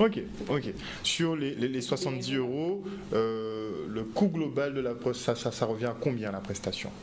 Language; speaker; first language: French; native; French